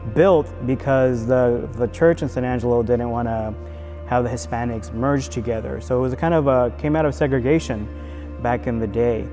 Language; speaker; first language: English; native; English